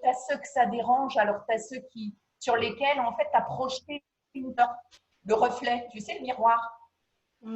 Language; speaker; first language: French; native; French